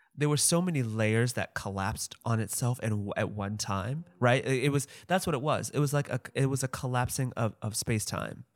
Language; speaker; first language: English; native; English